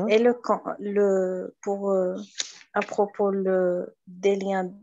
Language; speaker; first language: French; non-native, learner; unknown